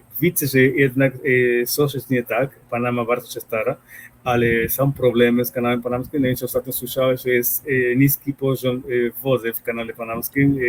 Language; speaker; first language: Polish; non-native, fluent; Spanish